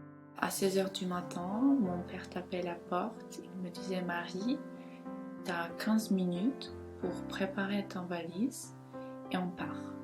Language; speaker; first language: French; non-native, fluent; Ukrainian